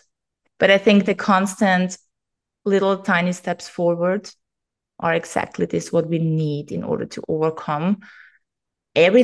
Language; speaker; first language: English; non-native, fluent; German